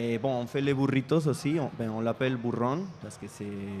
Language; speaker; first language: French; non-native, fluent; Spanish